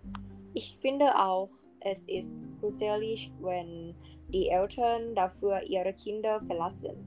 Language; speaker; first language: German; non-native, learner; Thai